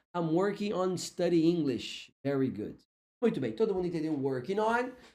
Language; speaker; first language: English; non-native, fluent; Portuguese